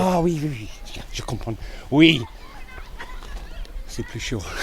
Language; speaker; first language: French; non-native, learner; English